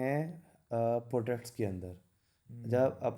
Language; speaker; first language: Hindi; native; Hindi